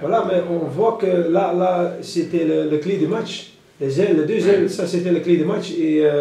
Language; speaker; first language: French; non-native, local second language; Dutch